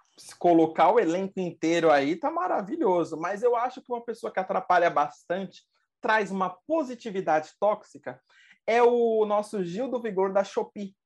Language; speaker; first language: Portuguese; native; Portuguese